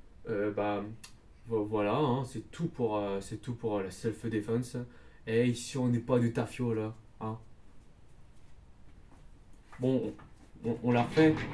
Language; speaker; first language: French; native; French